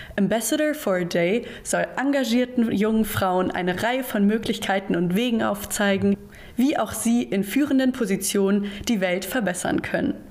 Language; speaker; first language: German; native; German